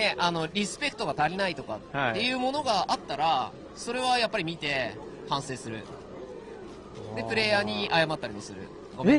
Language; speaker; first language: Japanese; native; Japanese